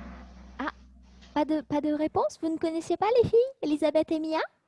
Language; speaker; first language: French; native; French